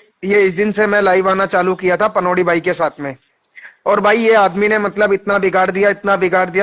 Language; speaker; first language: Hindi; native; Hindi